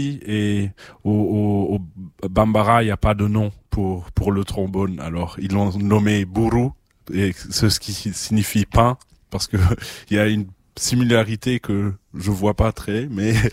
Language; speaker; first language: French; non-native, fluent; German